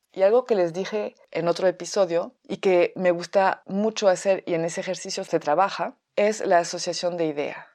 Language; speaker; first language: Spanish; non-native, fluent; French